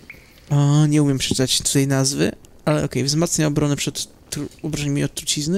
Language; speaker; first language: Polish; native; Polish